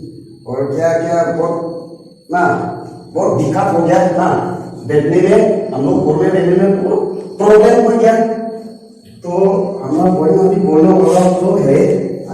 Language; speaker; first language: Hindi; non-native, local second language; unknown